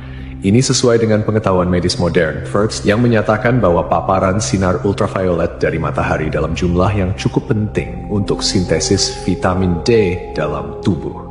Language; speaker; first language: Indonesian; native; Indonesian